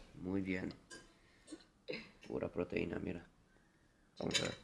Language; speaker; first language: Spanish; non-native, fluent; Japanese